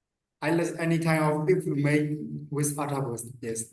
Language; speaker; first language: English; non-native, learner; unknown